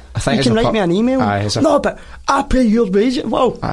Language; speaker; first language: English; native; English